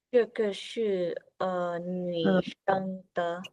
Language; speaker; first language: Chinese; non-native, learner; Vietnamese